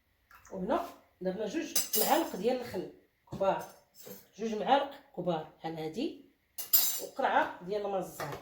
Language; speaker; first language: Arabic; native; Arabic